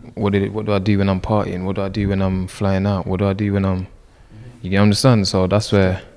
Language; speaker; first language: English; native; English